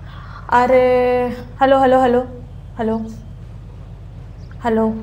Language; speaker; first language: Hindi; native; Hindi